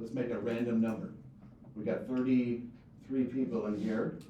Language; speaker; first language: English; native; English